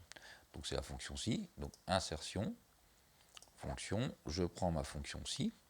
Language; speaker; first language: French; native; French